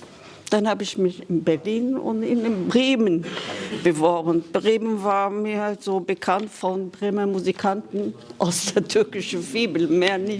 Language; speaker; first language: German; non-native, fluent; Kurdish